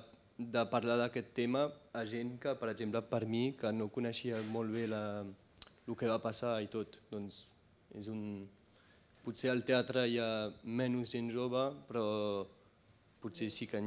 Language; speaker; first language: Catalan; early bilingual, heritage; Catalan